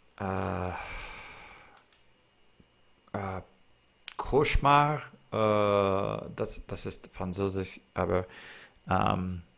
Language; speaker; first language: German; non-native, learner; English